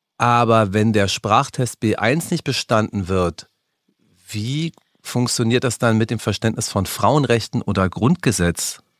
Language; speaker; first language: German; native; German